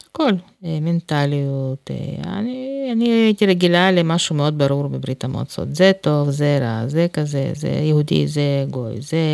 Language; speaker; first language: Hebrew; non-native, fluent; Russian